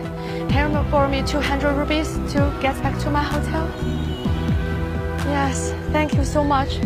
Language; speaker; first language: English; non-native, learner; Chinese